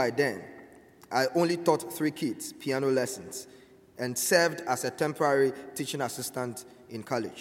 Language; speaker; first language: English; non-native, local second language; Akan